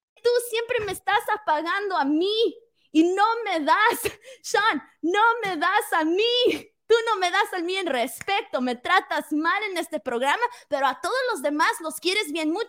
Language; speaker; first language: Spanish; early bilingual, other home language; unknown